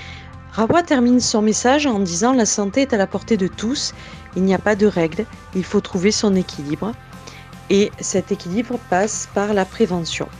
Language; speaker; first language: French; native; French